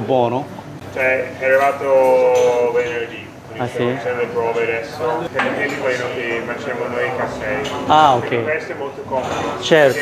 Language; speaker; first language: Italian; non-native, learner; Korean